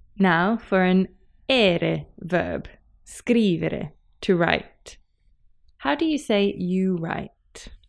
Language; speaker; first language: English; native; English